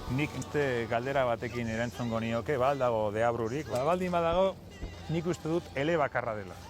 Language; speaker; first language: Basque; non-native, fluent; Spanish